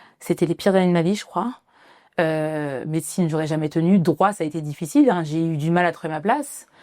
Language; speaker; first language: French; early bilingual, other home language; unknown